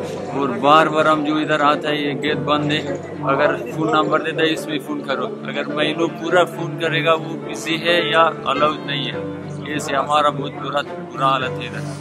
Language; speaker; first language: Hindi; non-native, learner; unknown